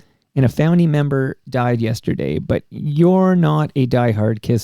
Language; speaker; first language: English; native; English